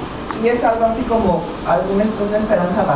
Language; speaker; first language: Spanish; native; Spanish